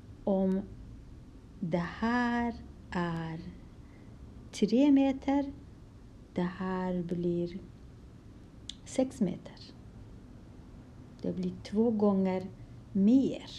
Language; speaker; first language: Swedish; non-native, fluent; Kurdish